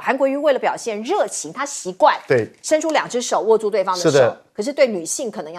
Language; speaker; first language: Chinese; native; Chinese